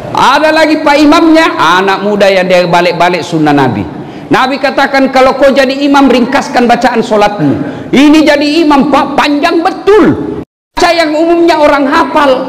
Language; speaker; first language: Indonesian; non-native, local second language; Buginese